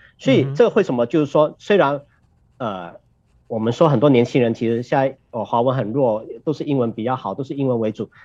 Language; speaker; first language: Chinese; native; Chinese